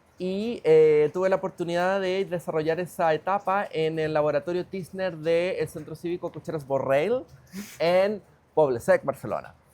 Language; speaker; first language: Spanish; native; Spanish